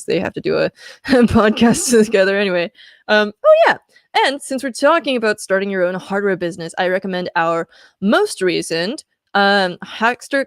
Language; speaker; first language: English; native; English